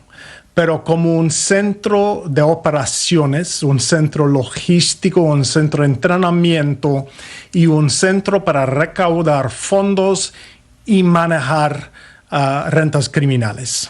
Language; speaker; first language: Spanish; non-native, fluent; English